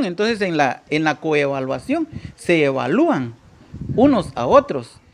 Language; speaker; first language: Spanish; native; Spanish